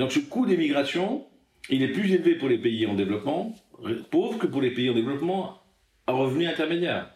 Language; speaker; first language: French; native; French